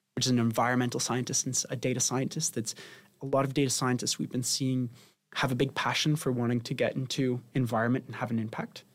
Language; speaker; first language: English; non-native, fluent; Spanish